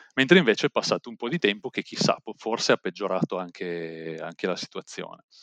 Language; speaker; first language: Italian; native; Italian